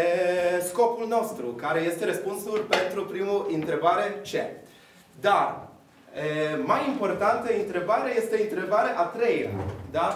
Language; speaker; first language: Romanian; non-native, fluent; Polish